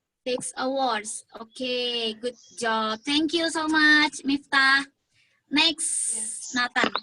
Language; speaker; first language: English; non-native, learner; Indonesian